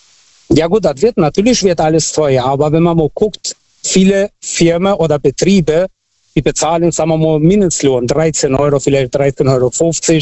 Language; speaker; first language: German; non-native, local second language; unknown